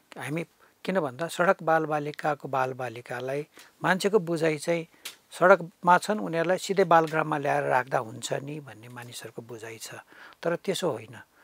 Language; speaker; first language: Nepali; native; Nepali